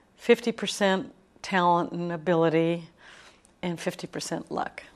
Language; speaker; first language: English; native; English